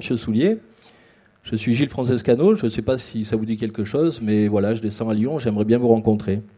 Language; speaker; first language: French; native; French